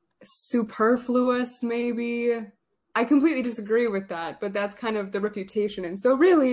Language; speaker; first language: English; native; English